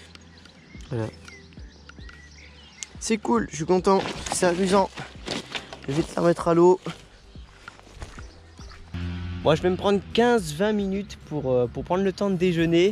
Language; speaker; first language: French; native; French